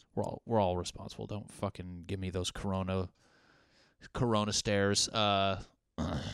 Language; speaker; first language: English; native; English